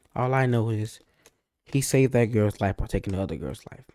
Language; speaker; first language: English; native; English